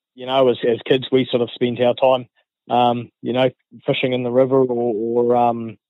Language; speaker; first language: English; native; English